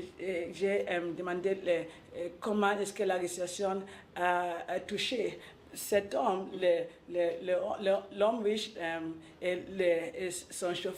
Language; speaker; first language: French; non-native, local second language; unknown